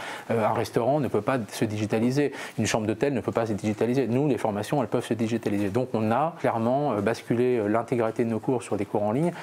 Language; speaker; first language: French; native; French